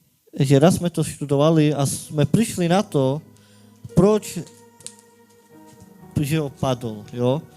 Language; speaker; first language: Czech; non-native, learner; Slovak